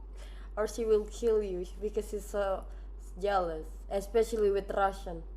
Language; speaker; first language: English; non-native, fluent; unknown